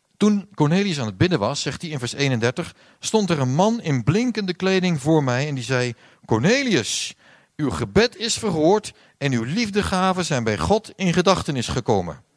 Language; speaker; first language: Dutch; native; Dutch